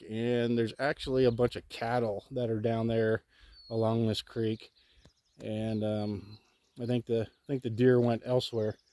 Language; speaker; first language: English; native; English